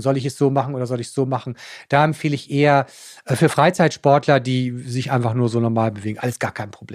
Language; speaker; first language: German; native; German